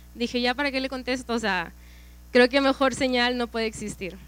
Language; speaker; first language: Spanish; native; Spanish